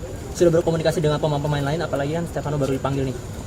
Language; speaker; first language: Indonesian; native; Indonesian